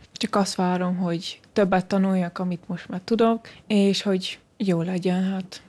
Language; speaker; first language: Hungarian; early bilingual, heritage; German